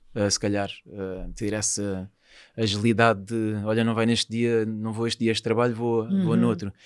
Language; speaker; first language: Portuguese; native; Portuguese